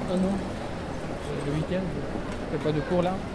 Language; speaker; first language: French; non-native, learner; Kurdish